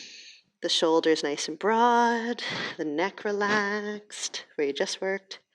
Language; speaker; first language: English; native; English